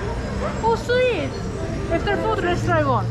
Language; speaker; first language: English; non-native, learner; Korean